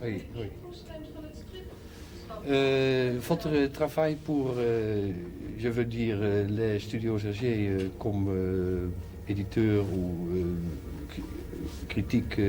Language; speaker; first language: French; non-native, learner; Dutch